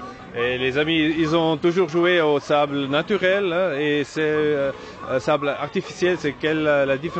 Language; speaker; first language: French; non-native, learner; German